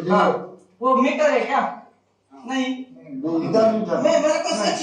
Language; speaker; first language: Hindi; non-native, local second language; Kannada